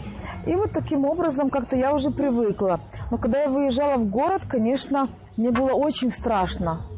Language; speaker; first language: Russian; native; Russian